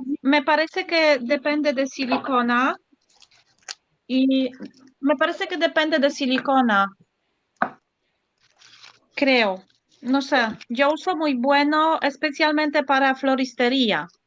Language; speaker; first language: Spanish; non-native, learner; Polish